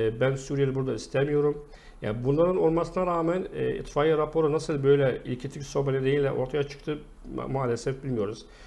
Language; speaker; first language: Turkish; non-native, fluent; Arabic